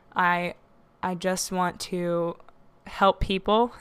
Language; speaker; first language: English; native; English